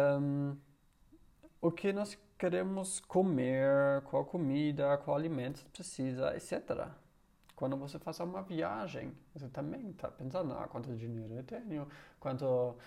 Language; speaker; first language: Portuguese; non-native, learner; German